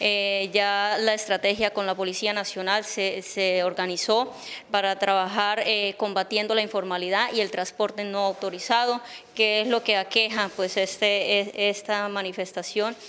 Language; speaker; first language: Spanish; native; Spanish